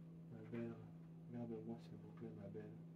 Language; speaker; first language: French; non-native, learner; English